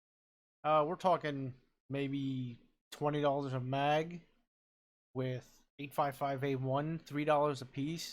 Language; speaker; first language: English; native; English